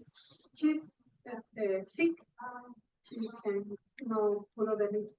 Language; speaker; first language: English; non-native, learner; Spanish